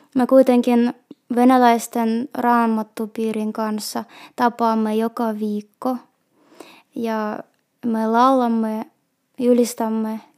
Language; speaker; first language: Finnish; non-native, fluent; Russian